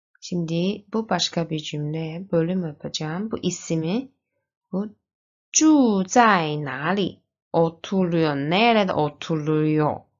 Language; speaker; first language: Turkish; non-native, learner; Chinese